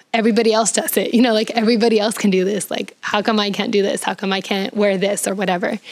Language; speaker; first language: English; early bilingual, other home language; Spanish